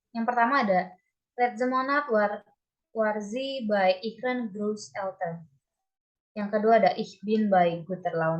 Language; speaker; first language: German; non-native, learner; Indonesian